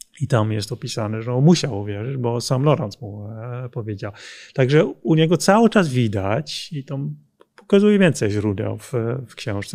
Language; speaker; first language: Polish; non-native, fluent; Dutch